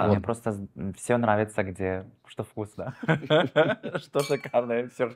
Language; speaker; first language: Russian; early bilingual, heritage; Russian